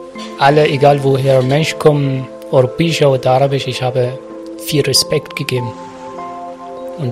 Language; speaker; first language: German; non-native, learner; Arabic